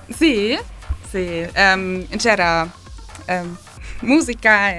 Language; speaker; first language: Italian; non-native, learner; German